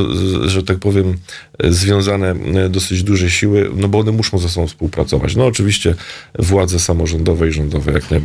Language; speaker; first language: Polish; native; Polish